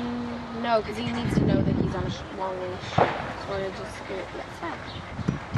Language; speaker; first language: English; native; English